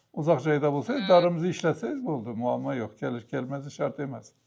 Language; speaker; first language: Uzbek; non-native, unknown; Turkish